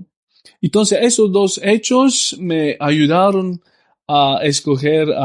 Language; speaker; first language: Spanish; non-native, fluent; Italian